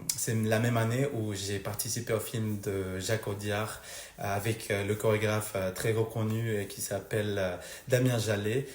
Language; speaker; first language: French; non-native, fluent; Spanish